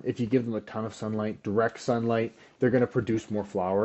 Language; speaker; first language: English; native; English